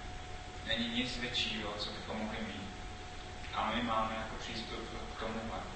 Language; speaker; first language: Czech; non-native, fluent; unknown